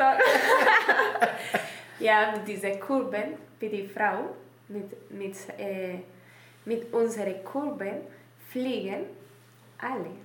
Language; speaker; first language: German; non-native, learner; Spanish